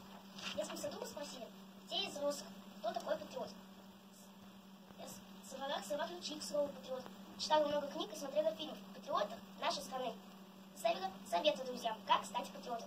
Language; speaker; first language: Russian; native; Russian